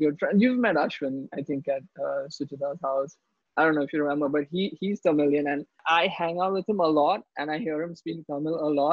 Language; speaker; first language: English; non-native, local second language; Hindi